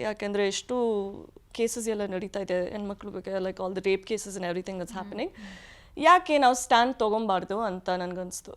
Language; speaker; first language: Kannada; early bilingual, heritage; Kannada